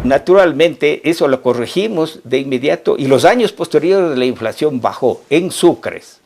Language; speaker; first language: Spanish; native; Spanish